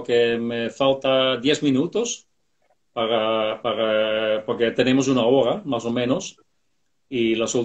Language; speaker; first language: Spanish; non-native, fluent; Dutch